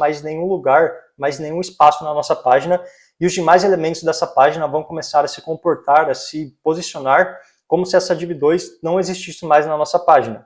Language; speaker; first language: Portuguese; native; Portuguese